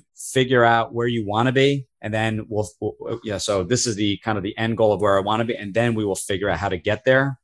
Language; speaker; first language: English; native; English